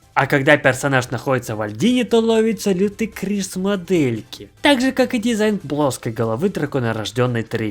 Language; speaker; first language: Russian; native; Russian